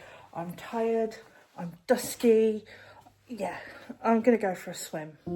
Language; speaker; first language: English; native; English